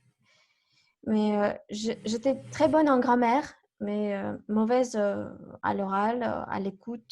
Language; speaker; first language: French; non-native, fluent; Kazakh